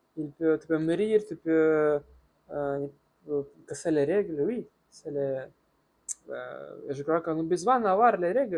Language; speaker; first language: French; non-native, learner; Russian